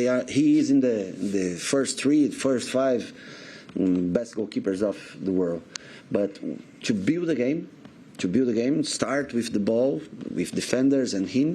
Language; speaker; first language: English; non-native, learner; Portuguese